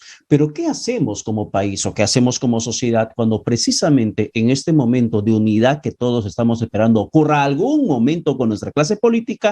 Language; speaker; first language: Spanish; native; Spanish